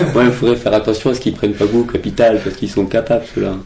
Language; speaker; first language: French; native; French